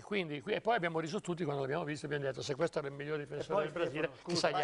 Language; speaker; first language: Italian; native; Italian